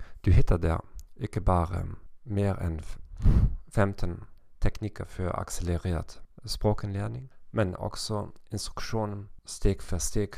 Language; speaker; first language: Swedish; non-native, learner; German